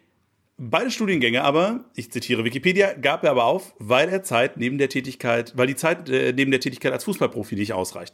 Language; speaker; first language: German; native; German